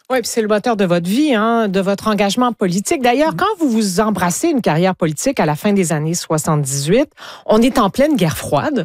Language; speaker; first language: French; native; French